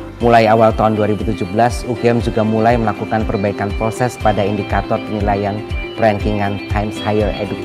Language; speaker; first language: Indonesian; native; Indonesian